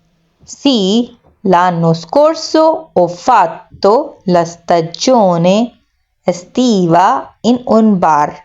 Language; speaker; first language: Italian; non-native, fluent; Urdu